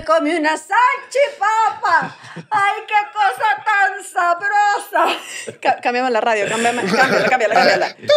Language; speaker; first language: Spanish; native; Spanish